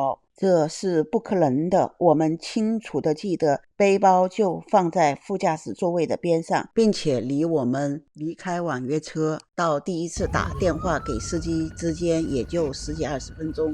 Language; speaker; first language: Chinese; native; Chinese